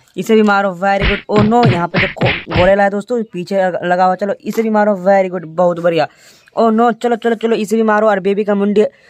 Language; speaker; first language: Hindi; native; Hindi